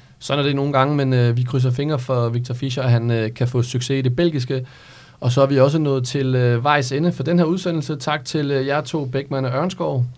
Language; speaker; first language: Danish; early bilingual, other home language; Serbian